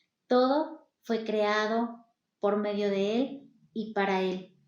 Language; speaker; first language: Spanish; native; Spanish